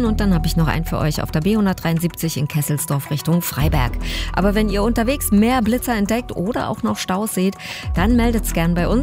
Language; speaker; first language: German; native; German